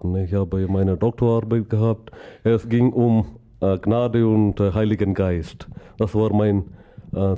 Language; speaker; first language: German; non-native, learner; Malayalam